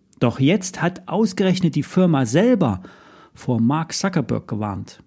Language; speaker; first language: German; native; German